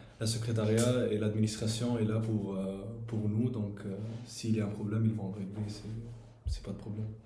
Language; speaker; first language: French; non-native, fluent; Arabic